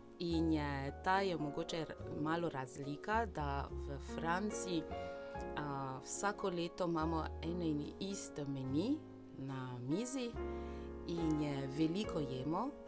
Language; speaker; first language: Slovenian; non-native, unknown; French